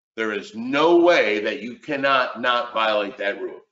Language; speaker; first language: English; native; English